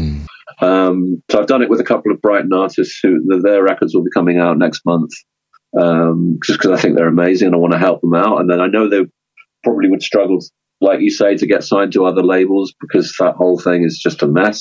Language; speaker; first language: English; native; English